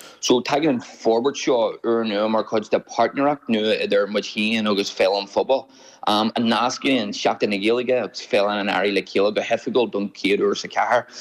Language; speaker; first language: Irish; non-native, local second language; English